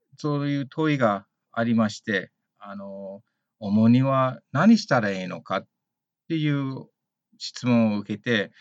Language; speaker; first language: Japanese; early bilingual, heritage; Japanese